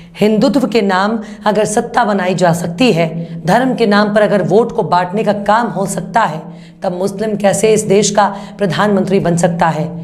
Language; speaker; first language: Hindi; native; Hindi